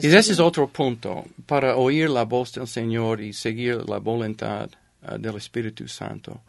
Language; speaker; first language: Spanish; non-native, fluent; English